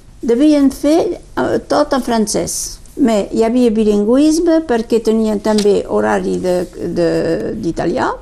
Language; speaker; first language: Catalan; native; Catalan